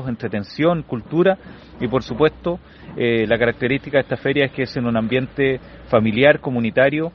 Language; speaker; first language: Spanish; native; Spanish